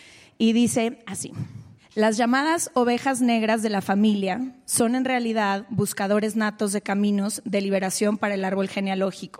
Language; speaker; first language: Spanish; native; Spanish